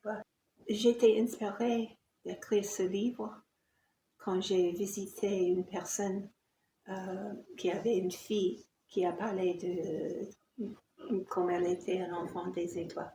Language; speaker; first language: French; non-native, fluent; English